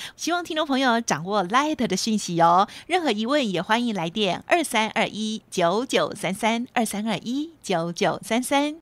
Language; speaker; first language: Chinese; native; Chinese